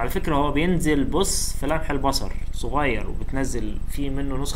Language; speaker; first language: Arabic; native; Arabic